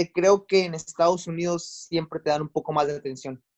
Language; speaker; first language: Spanish; native; Spanish